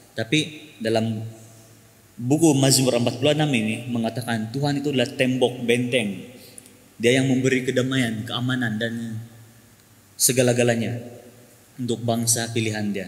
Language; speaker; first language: Malay; native; Malay